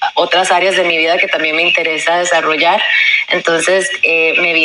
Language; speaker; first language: Spanish; early bilingual, heritage; Spanish